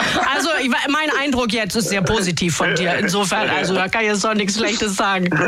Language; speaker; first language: German; native; German